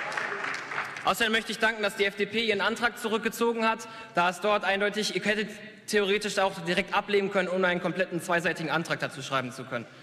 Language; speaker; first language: German; native; German